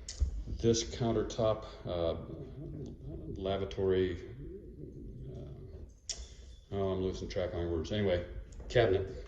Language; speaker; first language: English; native; English